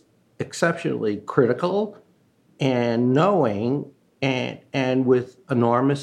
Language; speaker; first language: English; early bilingual, other home language; Chinese